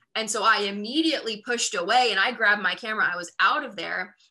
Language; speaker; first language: English; native; English